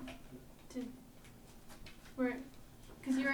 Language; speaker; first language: English; native; English